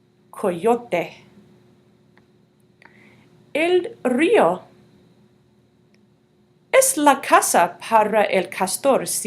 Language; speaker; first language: Spanish; non-native, fluent; English